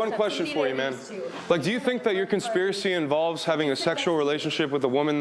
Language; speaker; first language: English; native; English